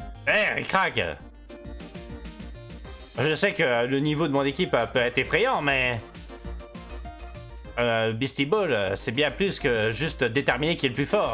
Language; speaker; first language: French; native; French